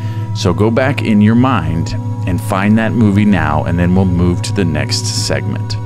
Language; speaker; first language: English; native; English